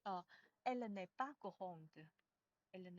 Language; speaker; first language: French; non-native, learner; Chinese